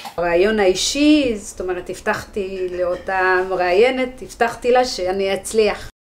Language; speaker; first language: Hebrew; early bilingual, other home language; Amharic